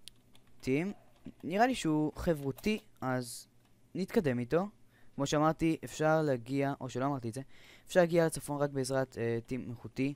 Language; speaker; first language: Hebrew; native; Hebrew